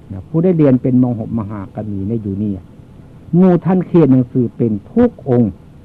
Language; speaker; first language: Thai; native; Thai